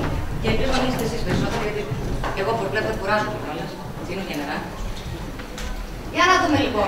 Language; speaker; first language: Greek; native; Greek